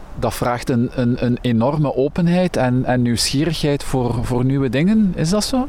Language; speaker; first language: Dutch; native; Dutch